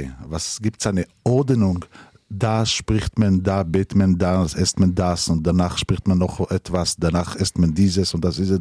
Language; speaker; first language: German; non-native, learner; Hebrew